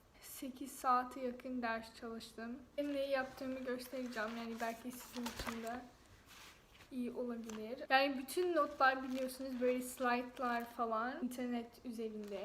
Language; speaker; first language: Turkish; non-native, fluent; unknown